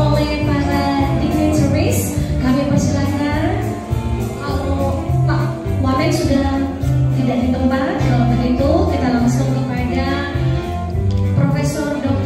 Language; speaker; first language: Indonesian; native; Indonesian